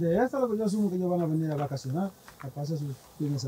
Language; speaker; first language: Spanish; native; Spanish